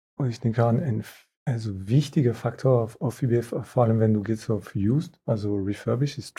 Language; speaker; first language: German; non-native, fluent; French